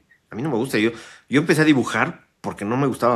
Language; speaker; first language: Spanish; native; Spanish